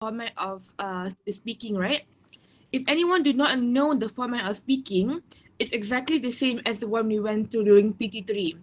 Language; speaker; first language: English; non-native, local second language; Malay